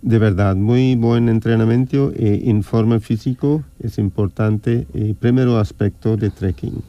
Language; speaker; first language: Spanish; non-native, fluent; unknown